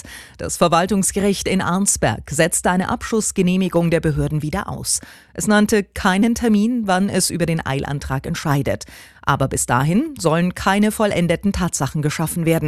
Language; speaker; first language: German; native; German